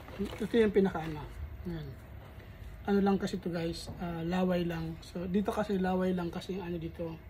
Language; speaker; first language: Filipino; native; Filipino